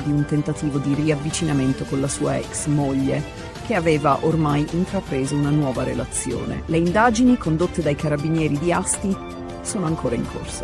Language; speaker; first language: Italian; native; Italian